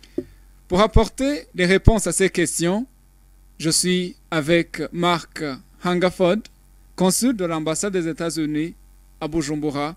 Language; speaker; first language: French; non-native, local second language; Rundi